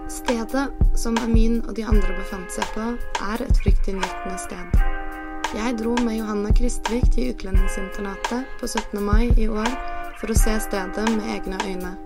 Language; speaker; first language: Norwegian; native; Norwegian